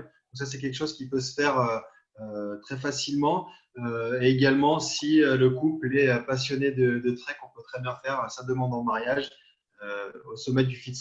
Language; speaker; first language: French; native; French